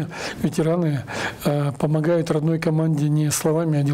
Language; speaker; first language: Russian; native; Russian